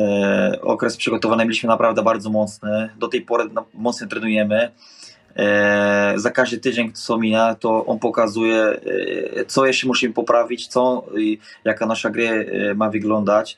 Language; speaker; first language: Polish; non-native, fluent; Portuguese